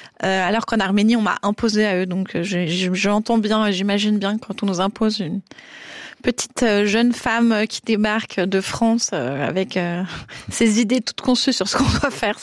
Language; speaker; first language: French; native; French